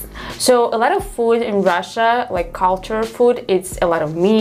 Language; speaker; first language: English; non-native, fluent; Russian